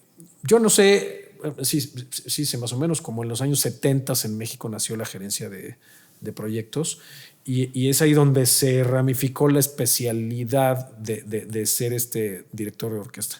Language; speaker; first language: Spanish; native; Spanish